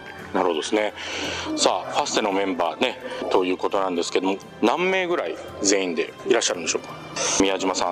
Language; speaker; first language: Japanese; native; Japanese